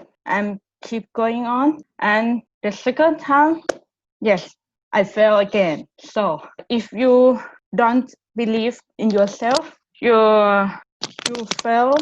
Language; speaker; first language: English; non-native, learner; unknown